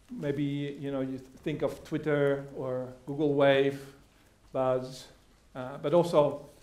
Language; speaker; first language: English; non-native, fluent; Dutch